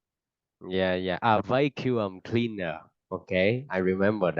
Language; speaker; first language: English; non-native, fluent; Vietnamese